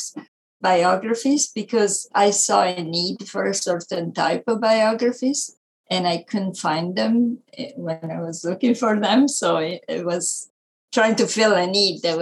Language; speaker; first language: English; non-native, fluent; Italian